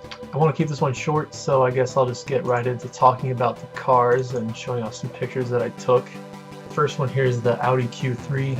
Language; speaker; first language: English; native; English